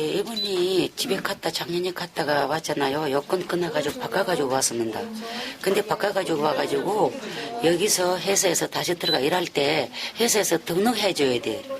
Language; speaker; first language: Korean; early bilingual, heritage; Korean